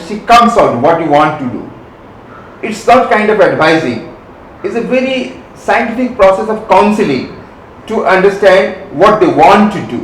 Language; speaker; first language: English; non-native, local second language; Bangla